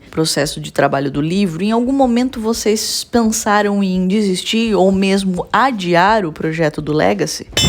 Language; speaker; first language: Portuguese; native; Portuguese